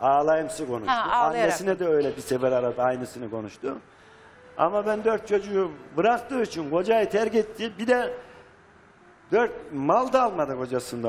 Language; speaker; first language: Turkish; native; Turkish